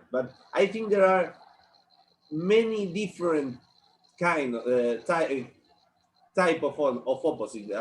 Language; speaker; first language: English; non-native, learner; Spanish